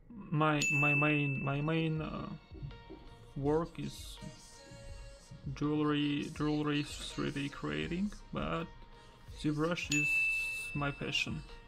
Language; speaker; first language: English; non-native, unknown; Russian